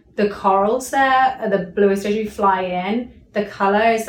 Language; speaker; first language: English; native; English